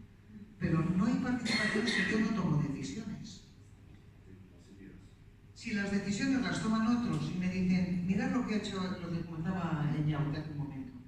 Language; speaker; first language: Spanish; native; Spanish